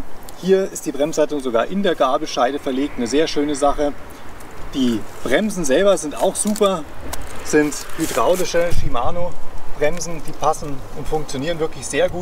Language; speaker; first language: German; native; German